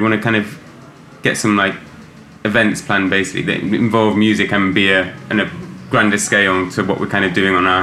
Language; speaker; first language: English; native; English